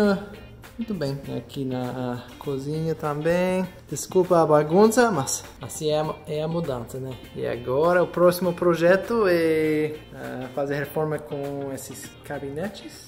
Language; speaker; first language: Portuguese; non-native, learner; English